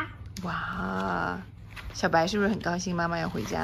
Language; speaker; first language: Chinese; native; Chinese